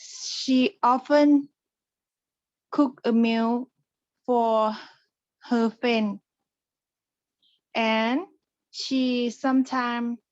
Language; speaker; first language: English; non-native, learner; Thai